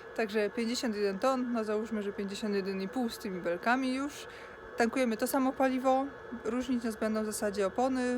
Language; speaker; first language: Polish; native; Polish